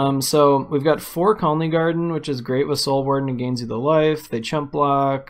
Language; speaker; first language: English; native; English